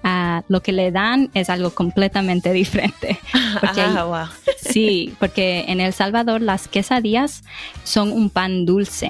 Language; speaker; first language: Spanish; early bilingual, heritage; English